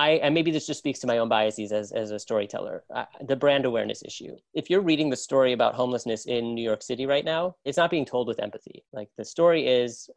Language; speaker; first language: English; native; English